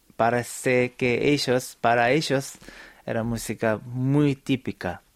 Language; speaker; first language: Spanish; non-native, fluent; Korean